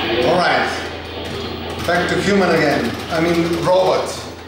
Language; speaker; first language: English; non-native, fluent; Bulgarian